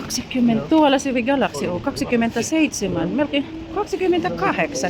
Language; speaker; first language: Finnish; non-native, learner; Filipino